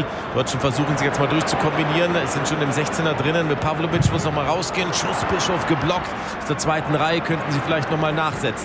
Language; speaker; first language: German; native; German